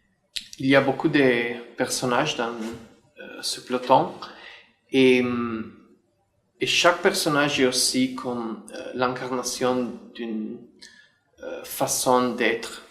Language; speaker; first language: French; non-native, fluent; Italian